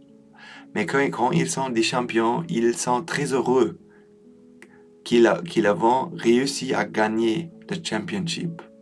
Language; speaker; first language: French; non-native, learner; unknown